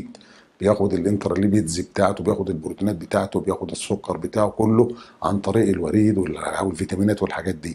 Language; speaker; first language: Arabic; native; Arabic